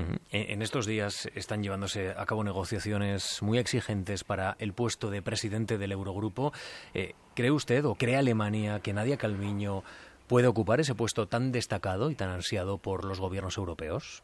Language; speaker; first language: Spanish; native; Spanish